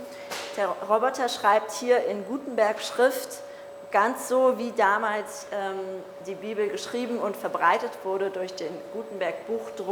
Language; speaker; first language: German; native; German